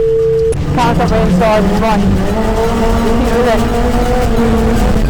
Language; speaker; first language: English; native; English